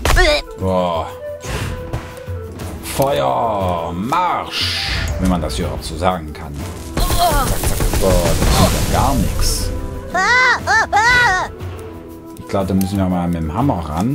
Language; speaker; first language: German; native; German